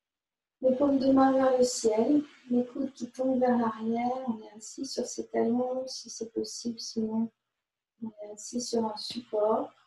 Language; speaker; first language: French; native; French